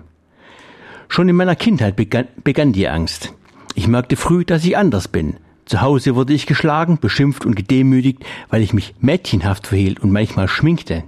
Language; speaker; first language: German; native; German